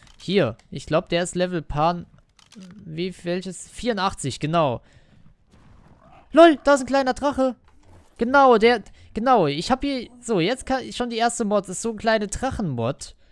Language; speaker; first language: German; native; German